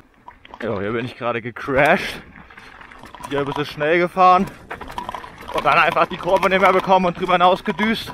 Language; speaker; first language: German; native; German